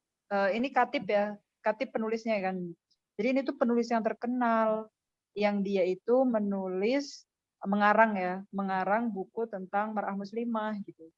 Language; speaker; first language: Indonesian; native; Indonesian